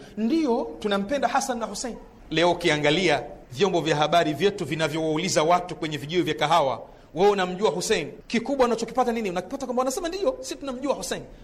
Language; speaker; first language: Swahili; native; Swahili